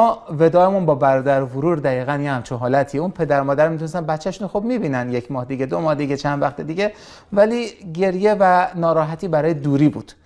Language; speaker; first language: Persian; native; Persian